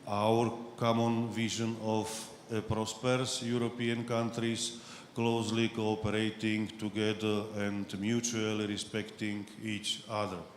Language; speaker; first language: English; non-native, fluent; Slovak